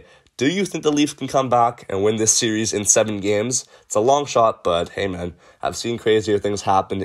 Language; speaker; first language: English; native; English